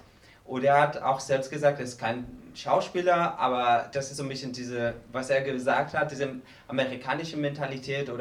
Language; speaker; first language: German; non-native, fluent; Spanish